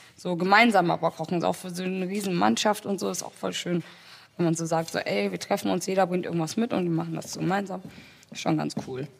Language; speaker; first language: German; early bilingual, other home language; Tigrinya